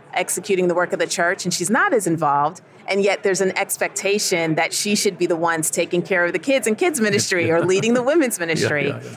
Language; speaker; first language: English; native; English